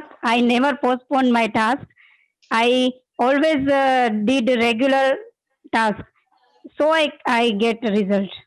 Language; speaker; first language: English; non-native, learner; Gujarati